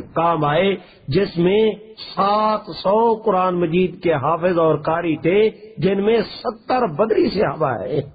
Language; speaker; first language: Urdu; non-native, local second language; Saraiki